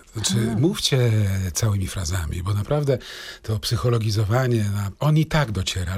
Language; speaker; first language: Polish; native; Polish